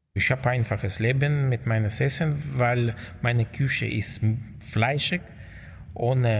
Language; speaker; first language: German; non-native, fluent; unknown